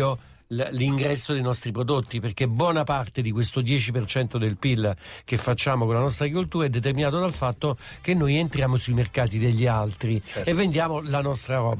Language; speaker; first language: Italian; native; Italian